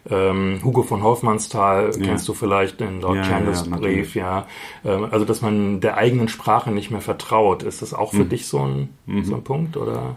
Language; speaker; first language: German; native; German